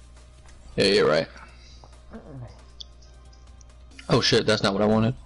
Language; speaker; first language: English; native; English